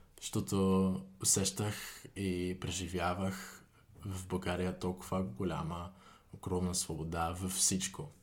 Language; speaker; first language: Bulgarian; non-native, fluent; Dutch